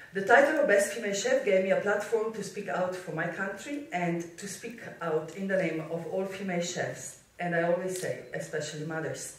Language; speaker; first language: English; non-native, fluent; Slovenian